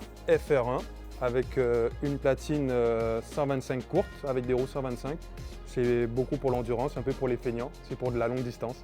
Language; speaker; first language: French; native; French